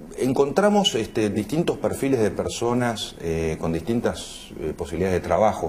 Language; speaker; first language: Spanish; native; Spanish